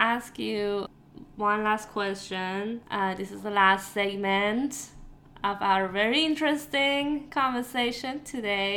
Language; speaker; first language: English; non-native, fluent; Persian